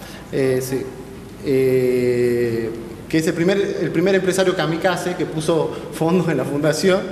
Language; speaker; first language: Spanish; native; Spanish